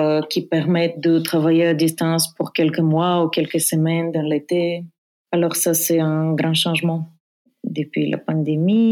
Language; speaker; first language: French; non-native, fluent; Bulgarian